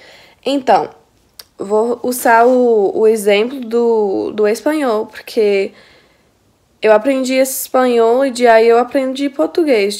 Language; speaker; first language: Portuguese; non-native, fluent; English